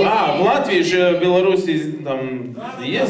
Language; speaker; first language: Russian; non-native, learner; Latvian